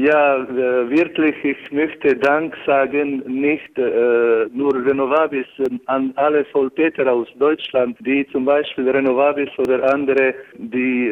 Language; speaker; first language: German; non-native, learner; Albanian